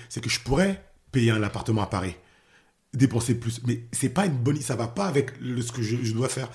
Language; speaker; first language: French; early bilingual, other home language; Haitian Creole